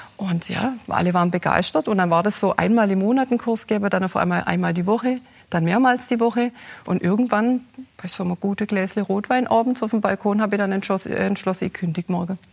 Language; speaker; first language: German; native; German